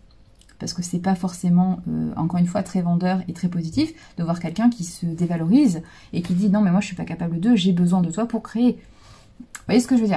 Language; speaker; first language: French; native; French